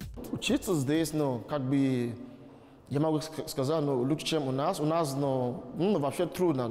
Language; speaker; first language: Russian; non-native, learner; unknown